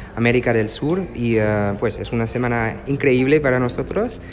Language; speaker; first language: Spanish; non-native, learner; French